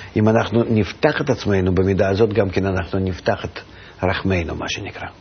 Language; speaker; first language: Hebrew; non-native, fluent; Russian